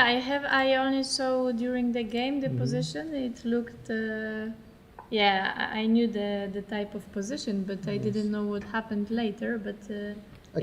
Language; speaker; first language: English; non-native, fluent; Polish